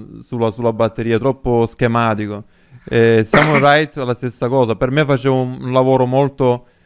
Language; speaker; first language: Italian; native; Italian